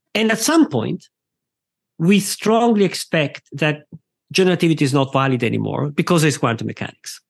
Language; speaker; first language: English; non-native, fluent; Italian